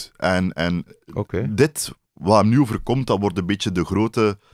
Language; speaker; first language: Dutch; native; Dutch